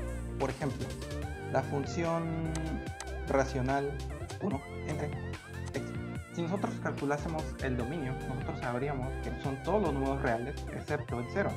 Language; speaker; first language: Spanish; native; Spanish